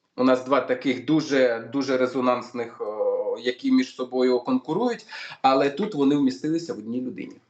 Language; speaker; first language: Ukrainian; non-native, local second language; Russian